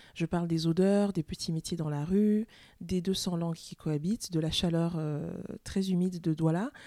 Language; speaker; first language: French; native; French